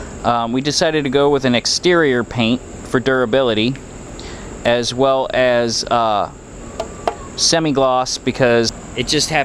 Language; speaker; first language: English; native; English